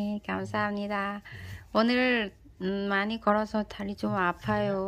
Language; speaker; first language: Korean; non-native, learner; Vietnamese